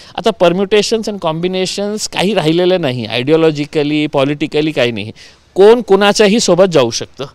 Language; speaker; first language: Marathi; non-native, local second language; Urdu